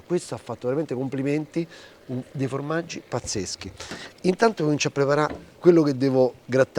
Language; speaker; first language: Italian; native; Italian